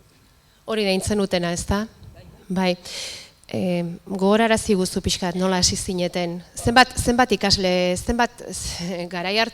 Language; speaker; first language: Basque; native; Basque